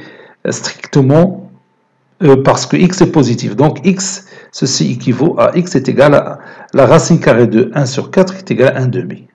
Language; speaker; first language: French; non-native, local second language; Arabic